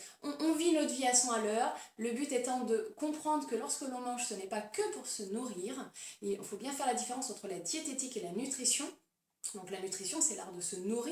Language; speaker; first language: French; native; French